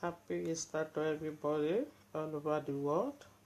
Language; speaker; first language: English; non-native, local second language; Yoruba